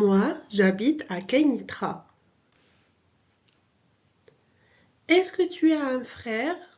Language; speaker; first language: French; non-native, local second language; Arabic